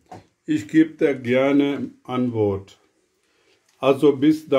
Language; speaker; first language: German; non-native, learner; Urdu